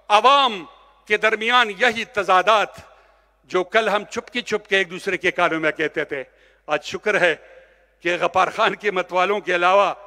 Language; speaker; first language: Urdu; non-native, local second language; Pashto